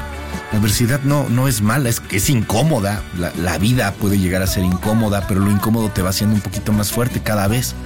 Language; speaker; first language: Spanish; native; Spanish